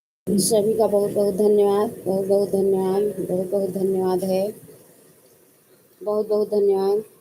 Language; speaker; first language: Hindi; non-native, local second language; Awadhi